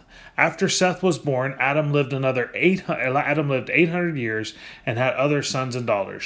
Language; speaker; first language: English; native; English